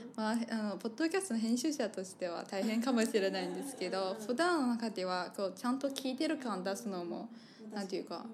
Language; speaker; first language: Japanese; non-native, fluent; Chinese